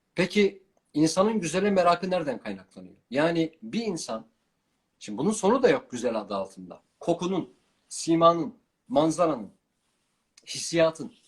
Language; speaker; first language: Turkish; non-native, local second language; Kurdish